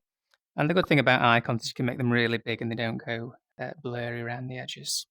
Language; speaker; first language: English; native; English